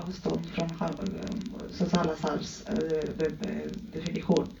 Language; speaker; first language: Swedish; early bilingual, other home language; Spanish